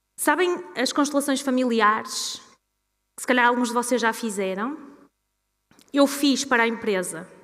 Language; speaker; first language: Portuguese; native; Portuguese